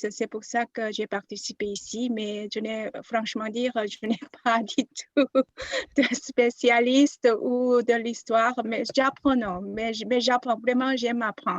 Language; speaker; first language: French; non-native, fluent; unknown